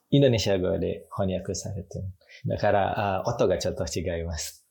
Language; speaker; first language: Japanese; non-native, learner; Indonesian